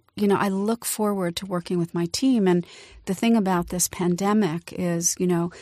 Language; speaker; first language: English; native; English